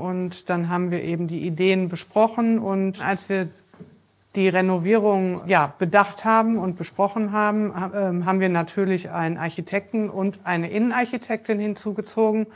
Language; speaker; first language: German; native; German